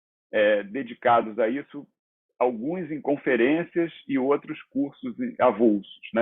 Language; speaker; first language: Portuguese; native; Portuguese